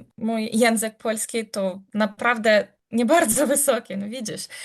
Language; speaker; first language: Polish; non-native, learner; Ukrainian